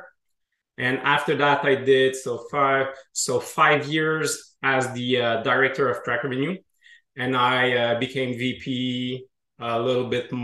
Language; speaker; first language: English; non-native, fluent; French